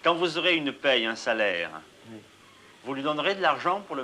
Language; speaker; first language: French; native; French